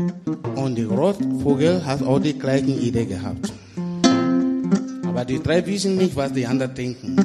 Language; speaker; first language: German; non-native, learner; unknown